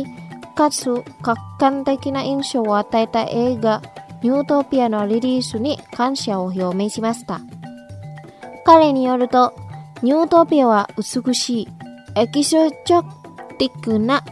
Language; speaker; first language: Japanese; non-native, fluent; Indonesian